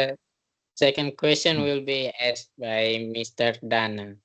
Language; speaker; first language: English; non-native, learner; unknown